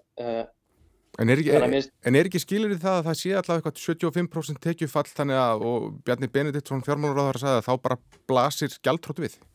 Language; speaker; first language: Icelandic; native; Icelandic